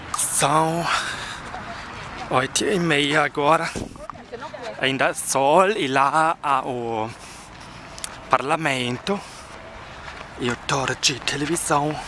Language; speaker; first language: Portuguese; non-native, fluent; German